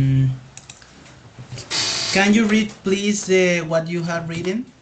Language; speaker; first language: English; non-native, fluent; Spanish